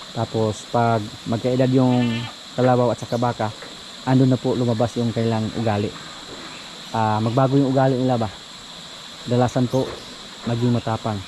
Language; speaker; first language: Filipino; non-native, local second language; Cebuano